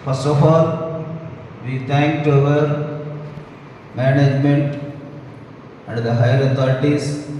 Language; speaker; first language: English; non-native, local second language; Tamil